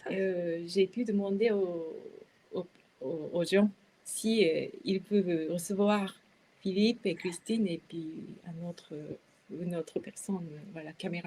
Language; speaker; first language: French; non-native, fluent; Japanese